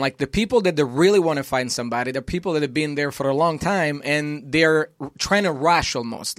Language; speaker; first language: English; non-native, fluent; Italian